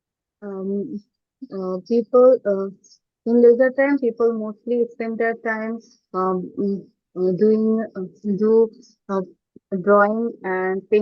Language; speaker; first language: English; non-native, learner; Bangla